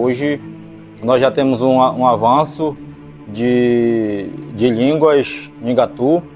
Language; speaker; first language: Portuguese; native; Portuguese